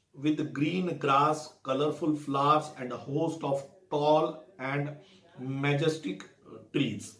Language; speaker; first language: English; non-native, local second language; Marathi